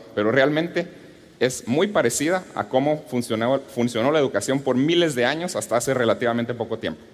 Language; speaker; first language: Spanish; native; Spanish